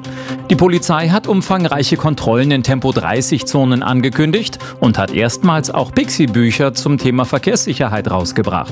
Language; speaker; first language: German; native; German